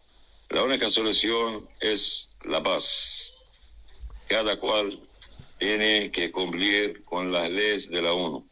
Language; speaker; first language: Spanish; non-native, fluent; Arabic